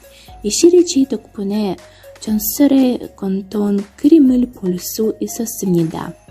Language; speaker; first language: Korean; non-native, learner; Russian